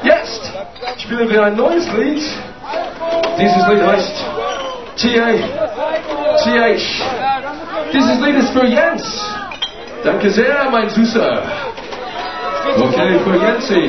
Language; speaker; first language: German; non-native, learner; English